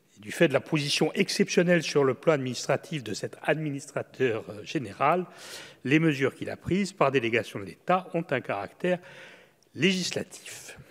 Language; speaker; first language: French; native; French